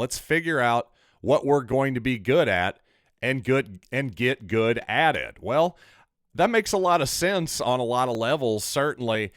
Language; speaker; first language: English; native; English